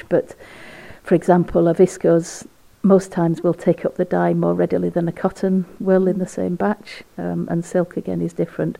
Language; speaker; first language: English; native; English